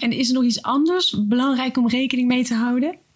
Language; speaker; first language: Dutch; native; Dutch